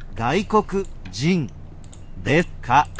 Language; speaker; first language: Japanese; non-native, learner; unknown